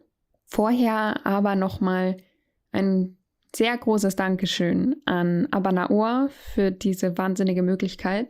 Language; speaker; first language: German; native; German